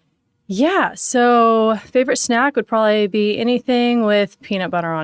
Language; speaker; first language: English; native; English